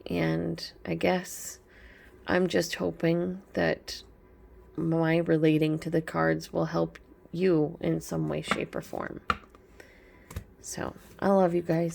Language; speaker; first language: English; native; English